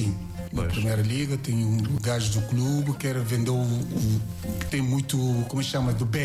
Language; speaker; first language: Portuguese; non-native, learner; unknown